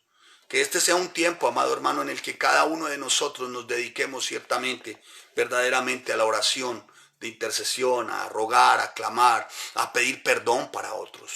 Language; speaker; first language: Spanish; native; Spanish